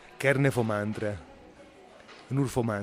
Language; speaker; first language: German; non-native, learner; Italian